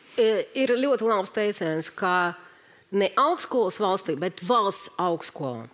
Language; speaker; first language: Latvian; non-native, local second language; Russian